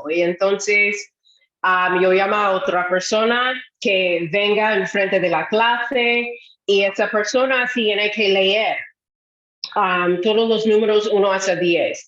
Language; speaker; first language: Spanish; non-native, fluent; English